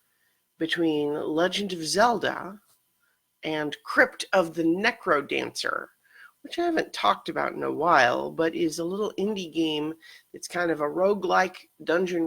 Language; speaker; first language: English; native; English